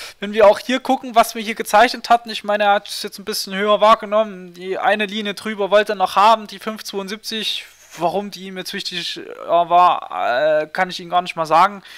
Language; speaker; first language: German; native; German